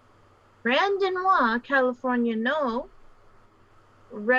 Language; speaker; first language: Japanese; non-native, fluent; English